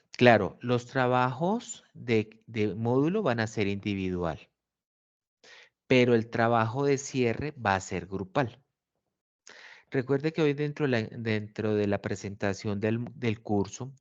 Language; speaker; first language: Spanish; native; Spanish